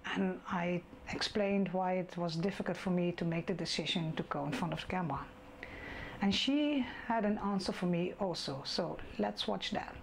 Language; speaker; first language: English; non-native, fluent; Dutch